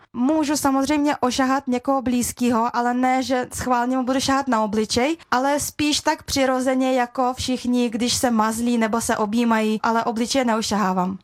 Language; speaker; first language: Czech; early bilingual, other home language; Russian